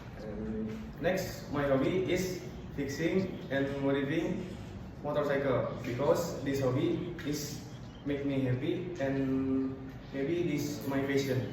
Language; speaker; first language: English; non-native, learner; Indonesian